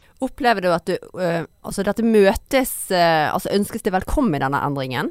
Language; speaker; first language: Norwegian; native; Norwegian